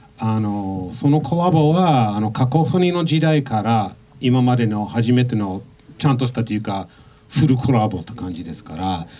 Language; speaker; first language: Japanese; non-native, fluent; English